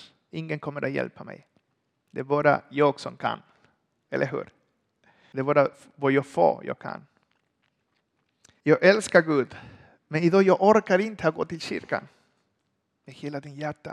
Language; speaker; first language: Swedish; non-native, learner; Spanish